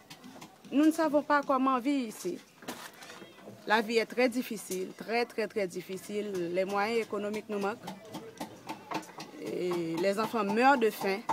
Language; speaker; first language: French; non-native, local second language; Haitian Creole